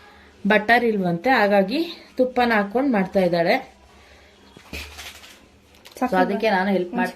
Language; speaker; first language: Kannada; native; Kannada